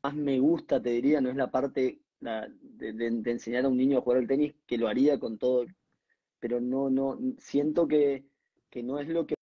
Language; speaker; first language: Spanish; native; Spanish